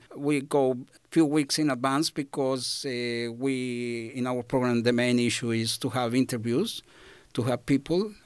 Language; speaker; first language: English; non-native, fluent; Spanish